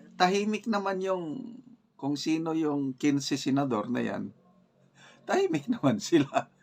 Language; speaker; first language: Filipino; native; Filipino